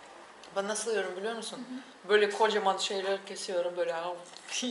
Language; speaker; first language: Turkish; non-native, fluent; Russian